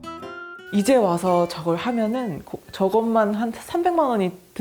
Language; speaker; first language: Korean; native; Korean